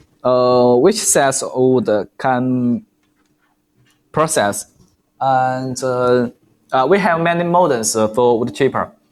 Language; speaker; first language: English; non-native, learner; Chinese